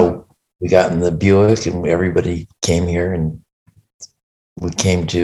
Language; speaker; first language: English; native; English